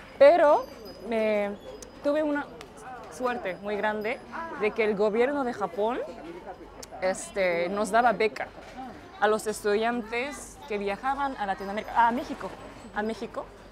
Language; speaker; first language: Spanish; non-native, fluent; Japanese